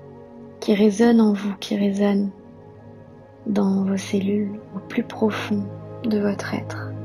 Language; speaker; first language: French; native; French